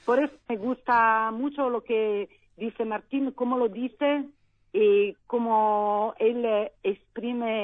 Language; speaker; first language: Spanish; non-native, learner; Italian